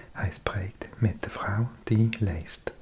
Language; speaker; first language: Dutch; non-native, learner; English